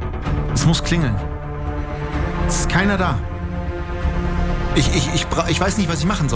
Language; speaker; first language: German; native; German